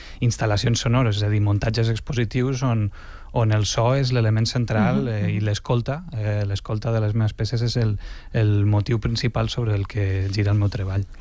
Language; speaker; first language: Catalan; native; Catalan